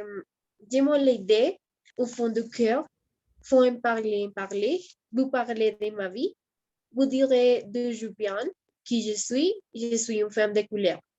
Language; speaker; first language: French; non-native, learner; Spanish